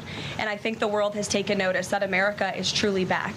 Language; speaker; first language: English; native; English